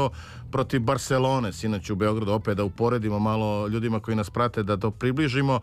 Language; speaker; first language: Serbian; native; Serbian